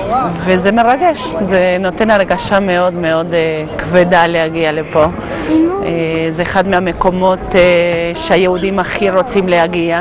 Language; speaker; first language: Hebrew; non-native, fluent; Spanish